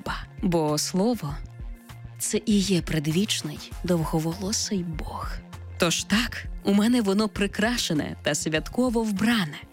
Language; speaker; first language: Ukrainian; native; Ukrainian